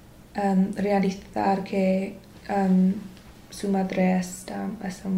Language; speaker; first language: Spanish; non-native, learner; English